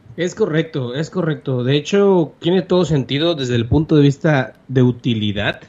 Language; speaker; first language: Spanish; native; Spanish